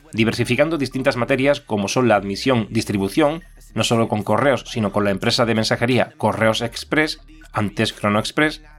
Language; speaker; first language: Spanish; native; Spanish